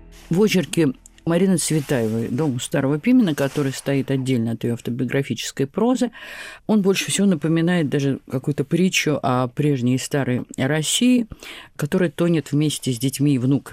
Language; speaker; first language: Russian; native; Russian